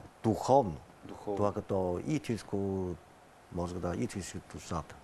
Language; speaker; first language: Bulgarian; non-native, learner; Chinese